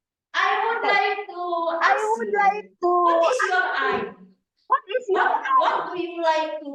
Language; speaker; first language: English; non-native, learner; Indonesian